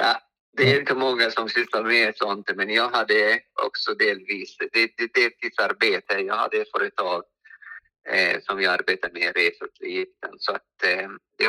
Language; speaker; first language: Swedish; non-native, fluent; Arabic